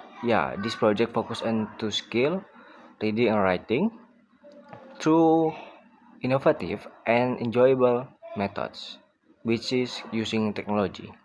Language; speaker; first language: English; non-native, learner; Indonesian